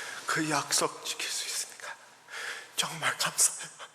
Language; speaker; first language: Korean; early bilingual, heritage; Korean